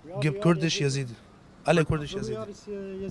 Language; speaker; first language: German; non-native, learner; Kurdish